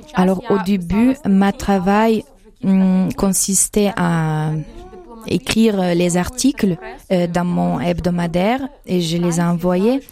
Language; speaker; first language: French; non-native, fluent; Ukrainian